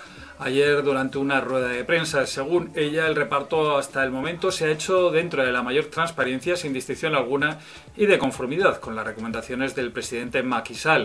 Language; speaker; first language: Spanish; native; Spanish